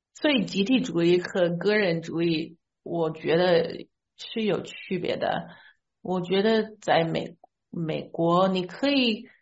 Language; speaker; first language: Chinese; non-native, fluent; English